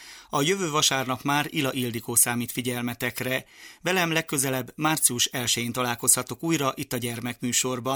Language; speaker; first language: Hungarian; native; Hungarian